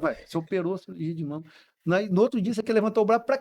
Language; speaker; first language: Portuguese; native; Portuguese